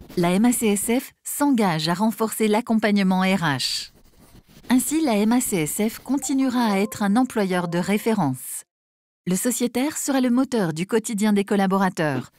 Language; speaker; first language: French; native; French